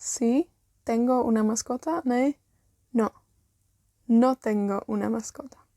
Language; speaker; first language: Spanish; non-native, fluent; Welsh